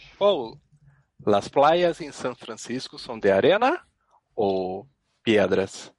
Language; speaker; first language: Spanish; non-native, learner; Portuguese